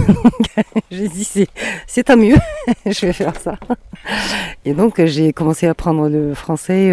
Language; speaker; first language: French; non-native, fluent; Mongolian